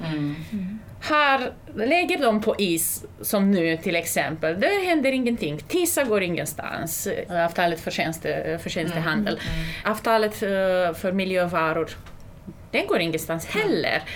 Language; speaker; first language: Swedish; non-native, fluent; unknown